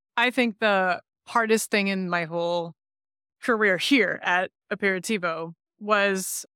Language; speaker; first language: English; native; English